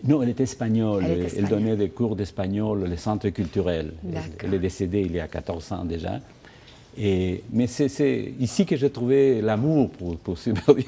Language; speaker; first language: French; non-native, fluent; Spanish